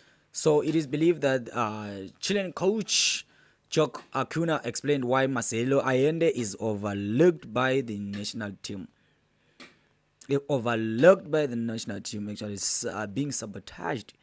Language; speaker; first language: English; non-native, local second language; Zulu